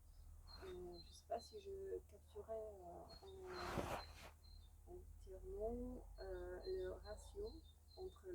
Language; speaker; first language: French; non-native, fluent; English